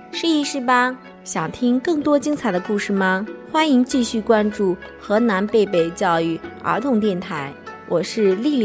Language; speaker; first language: Chinese; native; Chinese